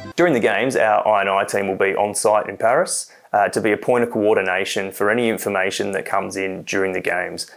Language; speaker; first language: English; native; English